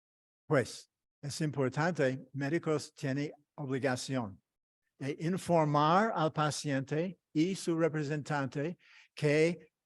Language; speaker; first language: Spanish; non-native, fluent; English